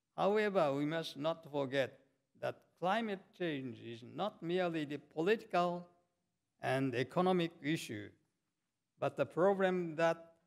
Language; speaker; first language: English; non-native, fluent; Japanese